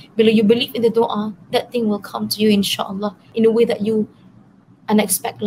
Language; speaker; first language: English; non-native, local second language; Malay